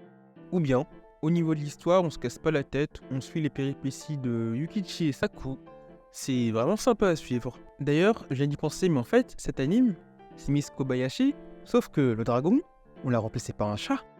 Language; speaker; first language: French; native; French